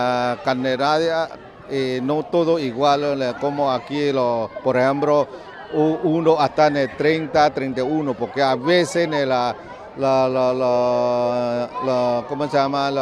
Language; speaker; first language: Spanish; non-native, learner; Chinese